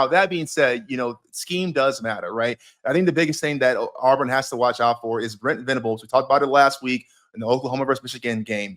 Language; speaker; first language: English; native; English